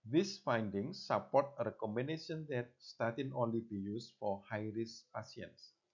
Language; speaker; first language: English; non-native, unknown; Indonesian